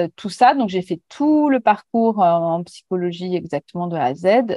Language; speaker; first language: French; native; French